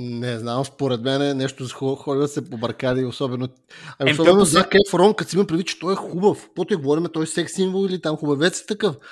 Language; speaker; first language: Bulgarian; native; Bulgarian